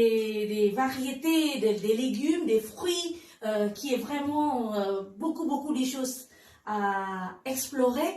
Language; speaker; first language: French; non-native, fluent; Indonesian